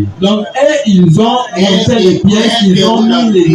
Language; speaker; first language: French; non-native, local second language; Lingala